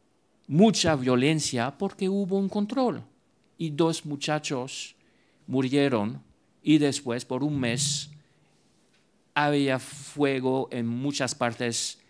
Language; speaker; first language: Spanish; non-native, fluent; French